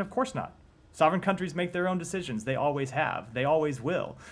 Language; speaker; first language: English; native; English